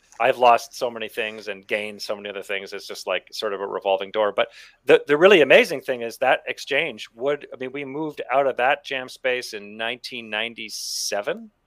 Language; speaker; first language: English; native; English